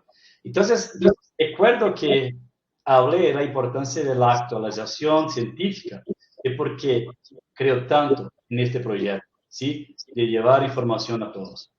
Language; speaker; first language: Spanish; non-native, fluent; Portuguese